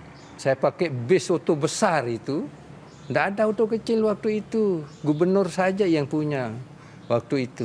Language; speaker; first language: Indonesian; non-native, local second language; Sasak